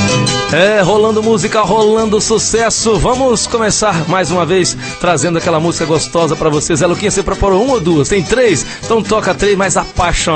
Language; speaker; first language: Portuguese; native; Portuguese